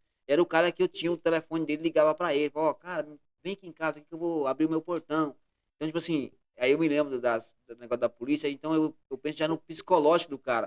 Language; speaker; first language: Portuguese; native; Portuguese